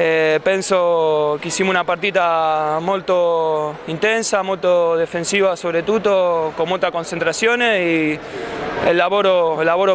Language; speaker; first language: Italian; non-native, learner; Spanish